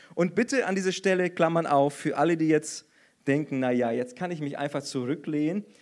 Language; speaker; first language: German; non-native, fluent; Portuguese